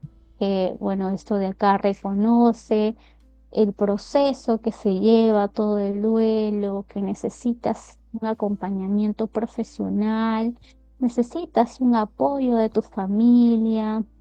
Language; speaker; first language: Spanish; native; Spanish